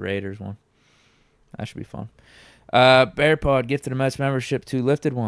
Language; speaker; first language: English; native; English